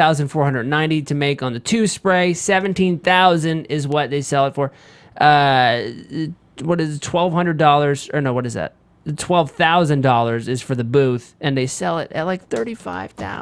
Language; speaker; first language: English; native; English